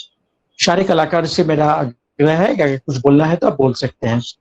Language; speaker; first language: Hindi; native; Hindi